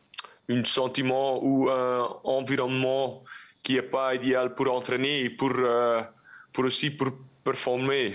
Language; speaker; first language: French; non-native, local second language; Dutch